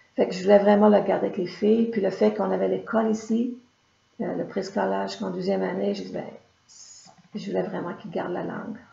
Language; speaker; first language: French; native; French